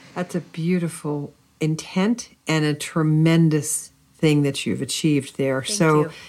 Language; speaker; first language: English; native; English